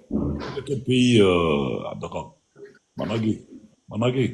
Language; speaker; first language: French; non-native, local second language; Arabic